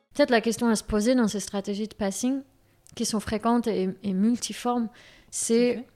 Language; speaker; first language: French; native; French